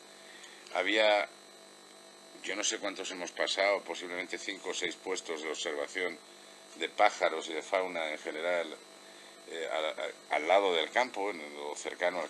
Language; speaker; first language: Spanish; native; Spanish